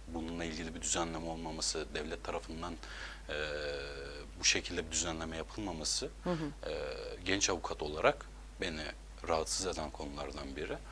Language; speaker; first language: Turkish; native; Turkish